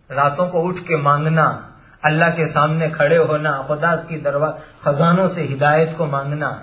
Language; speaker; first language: Urdu; non-native, local second language; Gujarati